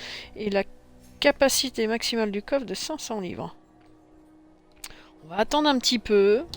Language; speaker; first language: French; native; French